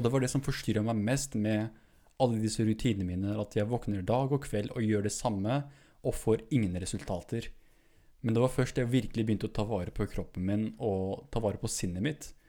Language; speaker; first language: Norwegian; early bilingual, other home language; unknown